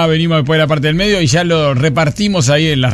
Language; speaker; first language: Spanish; native; Spanish